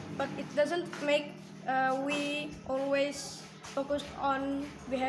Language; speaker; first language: English; non-native, learner; Indonesian